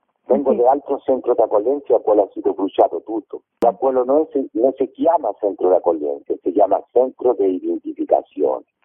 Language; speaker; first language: Italian; non-native, learner; Spanish